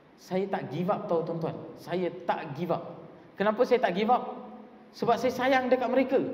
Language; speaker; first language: Malay; non-native, local second language; Tamil